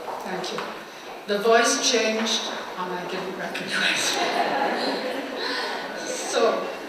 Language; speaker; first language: English; non-native, fluent; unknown